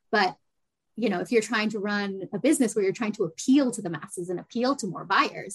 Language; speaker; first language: English; native; English